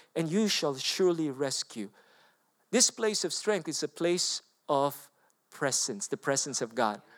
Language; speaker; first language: English; non-native, local second language; Filipino